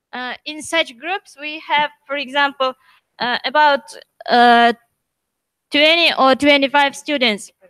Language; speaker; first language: English; non-native, learner; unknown